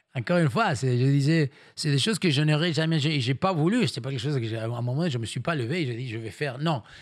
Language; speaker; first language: French; non-native, fluent; Spanish